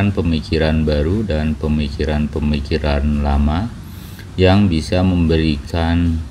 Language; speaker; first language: Indonesian; native; Indonesian